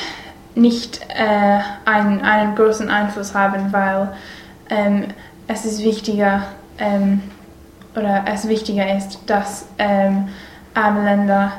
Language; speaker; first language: German; non-native, learner; English